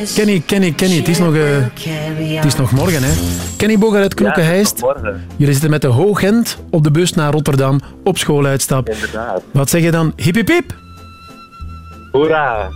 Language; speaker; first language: Dutch; native; Dutch